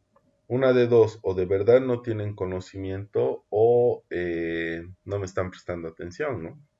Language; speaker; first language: Spanish; native; Spanish